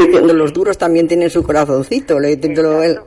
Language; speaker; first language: Spanish; native; Spanish